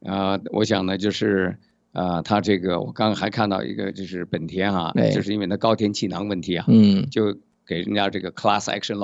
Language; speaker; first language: Chinese; native; Chinese